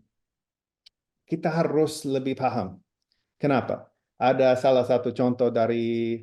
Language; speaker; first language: Indonesian; non-native, fluent; English